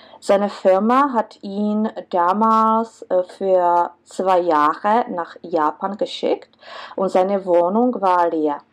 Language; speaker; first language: German; non-native, fluent; Czech